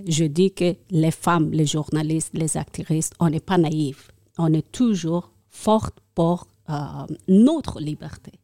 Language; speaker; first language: French; non-native, learner; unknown